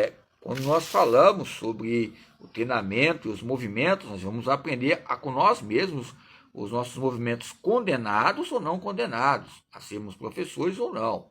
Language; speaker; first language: Portuguese; native; Portuguese